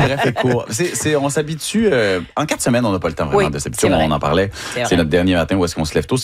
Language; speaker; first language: French; native; French